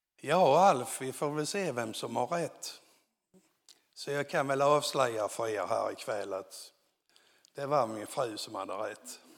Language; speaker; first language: Swedish; native; Swedish